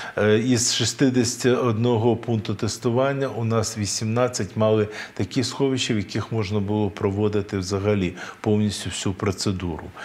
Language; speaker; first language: Ukrainian; native; Ukrainian